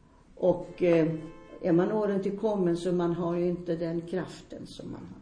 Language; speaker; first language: Swedish; non-native, fluent; Finnish